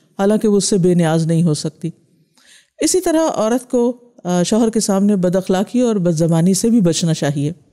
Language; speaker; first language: Urdu; native; Urdu